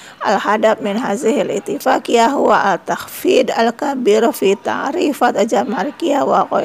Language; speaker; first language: Arabic; non-native, fluent; Indonesian